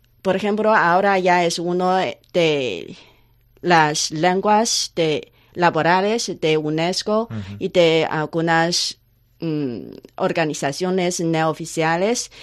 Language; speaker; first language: Spanish; non-native, learner; Chinese